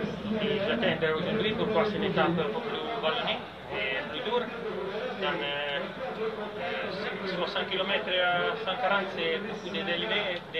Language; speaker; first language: French; non-native, learner; Italian